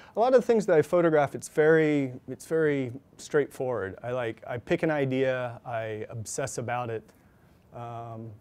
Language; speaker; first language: English; native; English